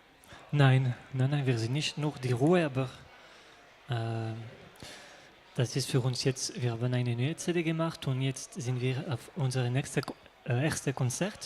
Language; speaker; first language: German; non-native, local second language; French